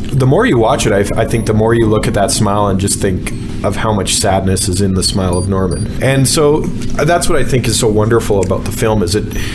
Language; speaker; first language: English; native; English